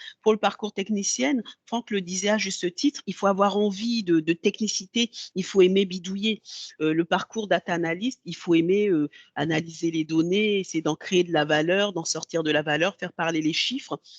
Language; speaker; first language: French; native; French